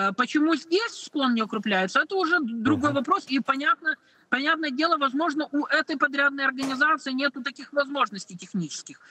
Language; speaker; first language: Russian; native; Russian